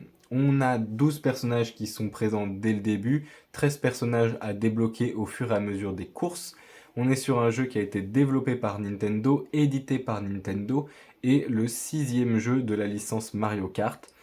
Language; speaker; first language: French; native; French